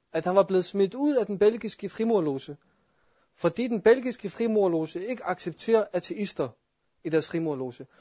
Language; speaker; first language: Danish; early bilingual, other home language; Arabic